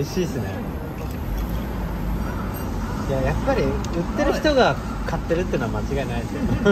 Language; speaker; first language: Japanese; native; Japanese